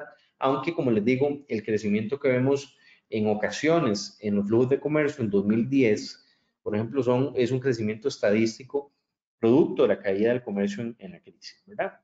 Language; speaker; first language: Spanish; native; Spanish